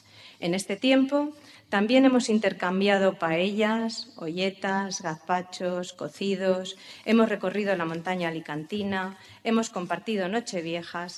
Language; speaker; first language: Spanish; native; Spanish